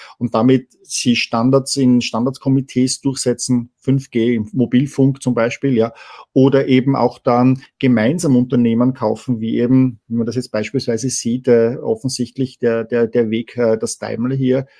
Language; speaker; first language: German; native; German